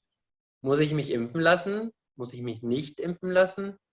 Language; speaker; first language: German; non-native, fluent; Indonesian